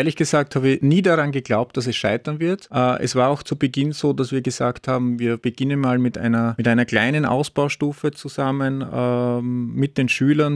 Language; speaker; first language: German; native; German